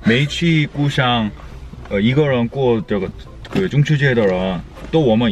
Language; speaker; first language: Chinese; non-native, learner; Korean